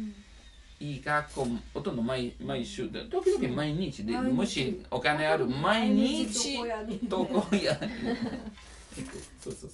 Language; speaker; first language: Japanese; non-native, learner; Italian